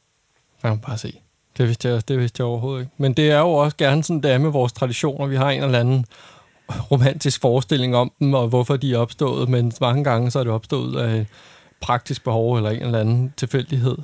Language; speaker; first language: Danish; native; Danish